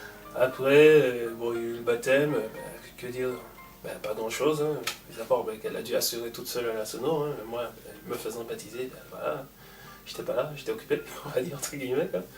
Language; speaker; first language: French; native; French